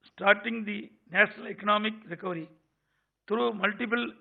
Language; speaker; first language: English; non-native, local second language; Tamil